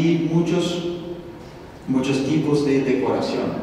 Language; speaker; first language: Spanish; non-native, learner; Portuguese